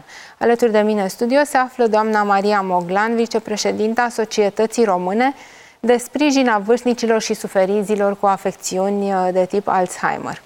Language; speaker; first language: Romanian; native; Romanian